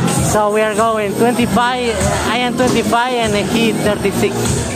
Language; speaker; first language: English; non-native, fluent; Spanish